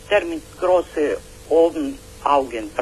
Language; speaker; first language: German; non-native, learner; Croatian